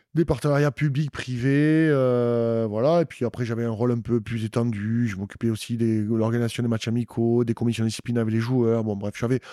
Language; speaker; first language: French; native; French